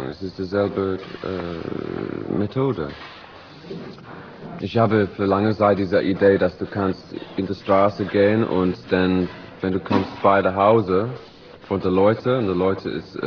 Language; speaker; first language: German; non-native, learner; English